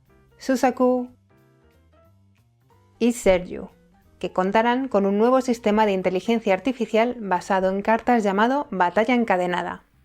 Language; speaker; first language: Spanish; native; Spanish